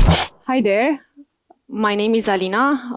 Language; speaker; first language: English; non-native, fluent; Romanian